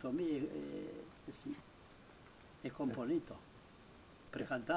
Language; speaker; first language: Italian; non-native, local second language; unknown